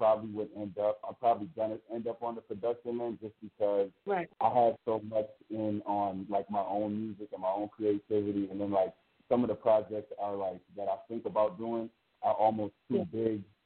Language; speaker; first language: English; native; English